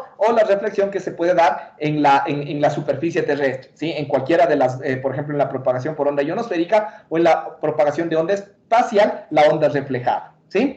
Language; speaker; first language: Spanish; native; Spanish